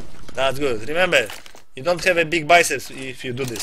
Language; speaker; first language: English; non-native, learner; Polish